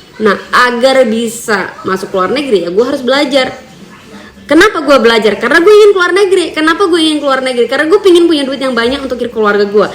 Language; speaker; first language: Indonesian; non-native, local second language; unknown